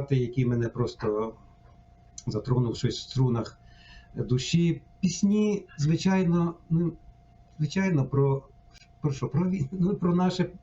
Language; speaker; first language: Ukrainian; native; Ukrainian